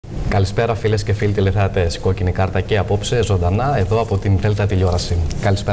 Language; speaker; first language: Greek; native; Greek